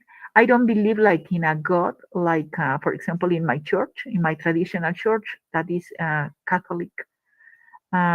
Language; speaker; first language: English; non-native, learner; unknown